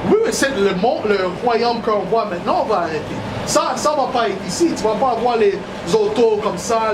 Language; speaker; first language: French; non-native, learner; English